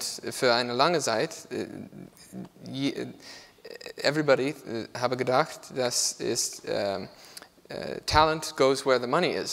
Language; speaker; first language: German; non-native, learner; English